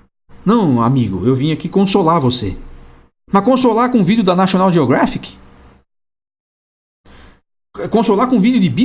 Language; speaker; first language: Portuguese; native; Portuguese